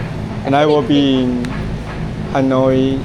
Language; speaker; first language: English; non-native, learner; Chinese